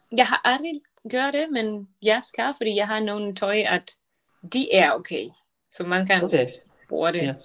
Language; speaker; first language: Danish; non-native, learner; Spanish